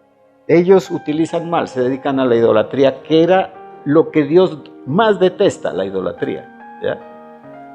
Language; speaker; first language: Spanish; native; Spanish